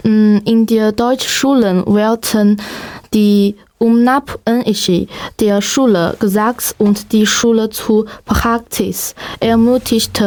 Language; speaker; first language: German; non-native, learner; Chinese